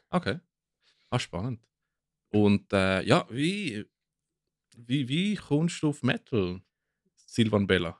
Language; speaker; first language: German; non-native, fluent; English